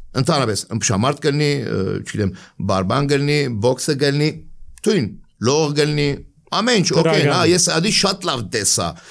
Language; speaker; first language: Armenian; early bilingual, heritage; Armenian